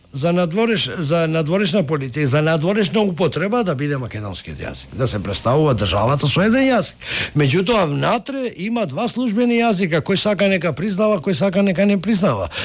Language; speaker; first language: Macedonian; non-native, local second language; Albanian